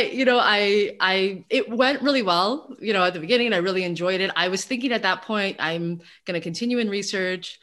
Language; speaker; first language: English; native; English